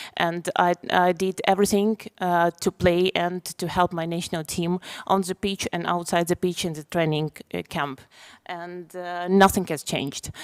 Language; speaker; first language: English; non-native, fluent; Ukrainian